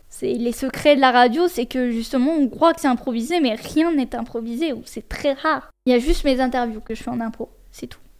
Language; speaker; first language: French; native; French